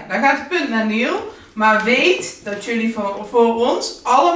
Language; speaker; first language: Dutch; native; Dutch